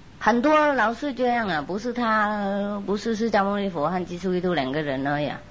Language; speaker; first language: Chinese; non-native, fluent; Vietnamese